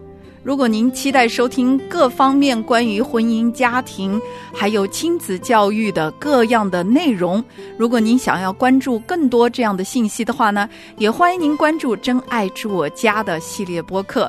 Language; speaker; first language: Chinese; native; Chinese